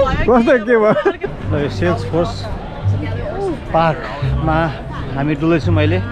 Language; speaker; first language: Nepali; native; Nepali